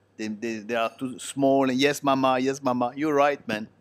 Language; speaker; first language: English; non-native, learner; Italian